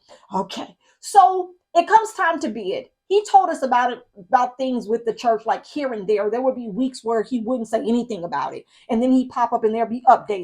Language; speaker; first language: English; native; English